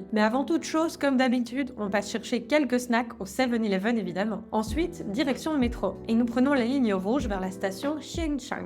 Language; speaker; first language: French; native; French